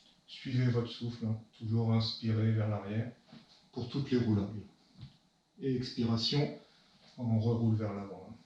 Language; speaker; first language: French; native; French